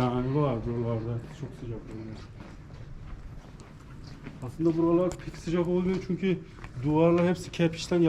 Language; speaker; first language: Turkish; non-native, learner; Persian